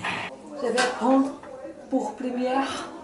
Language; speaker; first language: French; non-native, learner; Portuguese